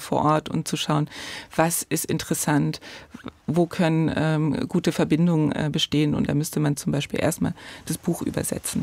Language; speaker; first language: German; native; German